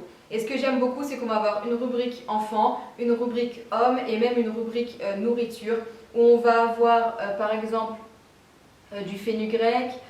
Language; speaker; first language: French; native; French